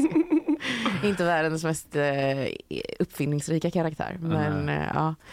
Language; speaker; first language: Swedish; native; Swedish